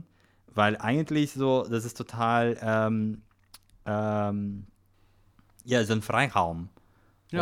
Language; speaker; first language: German; non-native, learner; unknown